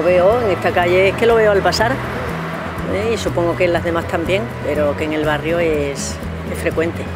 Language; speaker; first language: Spanish; native; Spanish